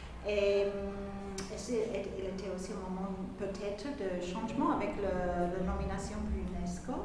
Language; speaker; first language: French; non-native, fluent; English